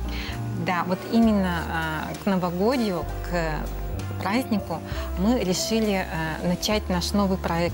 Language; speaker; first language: Russian; native; Russian